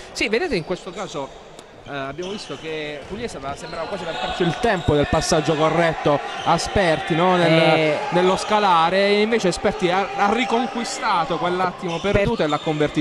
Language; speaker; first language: Italian; native; Italian